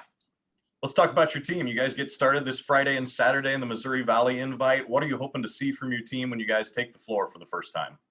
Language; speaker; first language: English; native; English